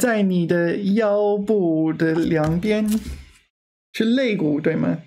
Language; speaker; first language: Chinese; non-native, learner; English